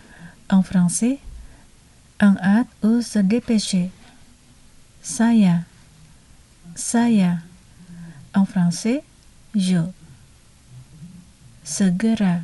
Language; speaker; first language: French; non-native, fluent; Indonesian